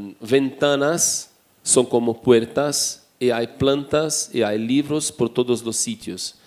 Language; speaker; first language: Spanish; non-native, fluent; Portuguese